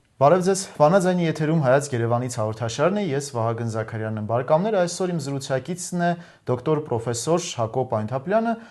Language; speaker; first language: Armenian; native; Armenian